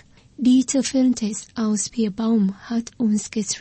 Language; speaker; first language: German; non-native, fluent; Vietnamese